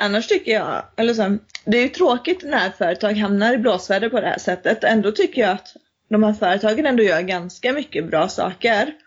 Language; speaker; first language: Swedish; native; Swedish